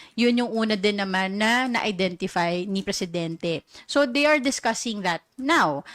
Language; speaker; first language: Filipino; native; Filipino